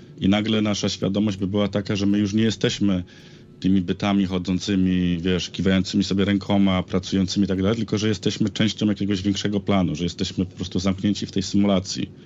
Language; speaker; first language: Polish; native; Polish